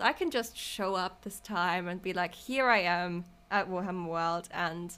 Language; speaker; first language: English; non-native, fluent; German